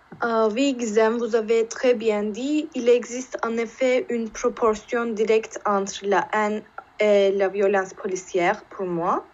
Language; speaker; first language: French; non-native, learner; Turkish